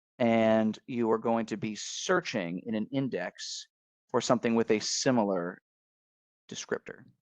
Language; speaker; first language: English; native; English